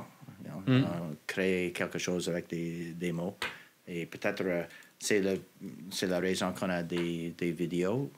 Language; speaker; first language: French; non-native, local second language; English